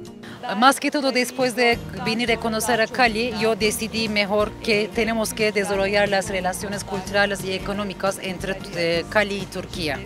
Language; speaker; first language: Spanish; non-native, learner; Turkish